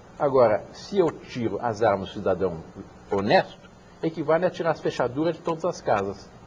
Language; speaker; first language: Portuguese; early bilingual, other home language; French